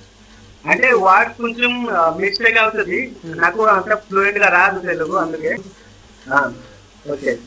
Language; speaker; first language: Telugu; non-native, local second language; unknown